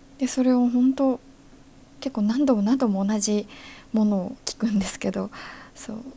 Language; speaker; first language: Japanese; native; Japanese